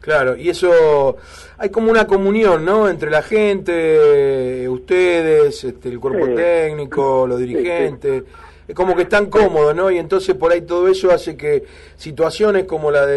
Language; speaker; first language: Spanish; native; Spanish